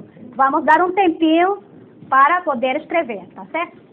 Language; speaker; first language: Portuguese; non-native, fluent; Spanish